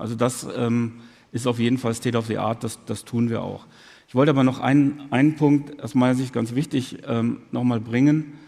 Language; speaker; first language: German; native; German